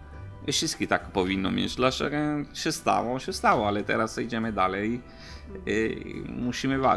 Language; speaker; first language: Polish; non-native, learner; Italian